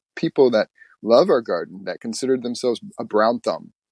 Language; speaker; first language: English; native; English